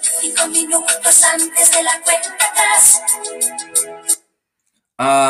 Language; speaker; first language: Spanish; non-native, learner; English